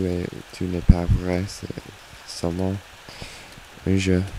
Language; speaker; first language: French; non-native, learner; English